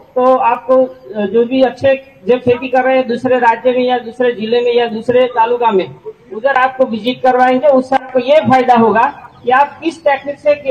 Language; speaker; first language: Hindi; non-native, local second language; Gujarati